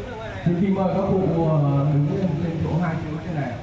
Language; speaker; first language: Vietnamese; native; Vietnamese